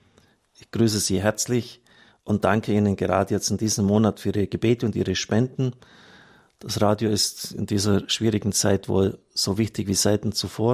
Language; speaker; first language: German; native; German